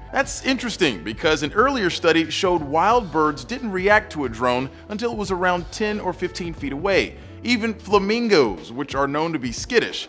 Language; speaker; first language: English; native; English